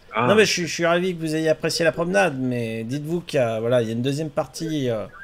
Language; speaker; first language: French; native; French